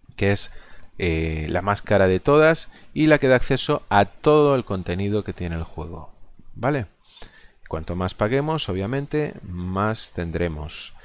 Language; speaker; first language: Spanish; non-native, local second language; Galician